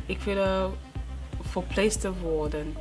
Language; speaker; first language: Dutch; non-native, learner; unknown